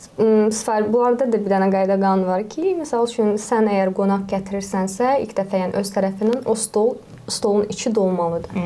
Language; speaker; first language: Azerbaijani; non-native, local second language; Lezghian